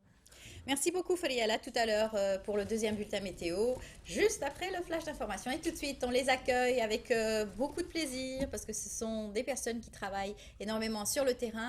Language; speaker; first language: French; native; French